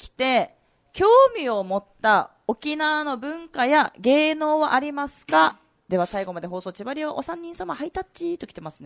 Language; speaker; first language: Japanese; native; Japanese